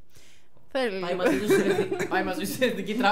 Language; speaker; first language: Greek; native; Greek